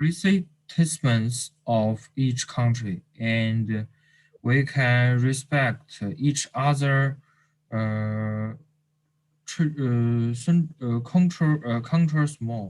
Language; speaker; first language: English; non-native, learner; Chinese